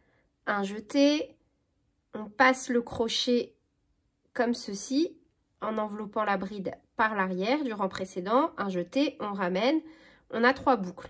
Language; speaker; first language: French; native; French